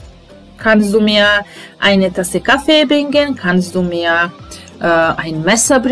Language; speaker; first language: German; non-native, fluent; Serbian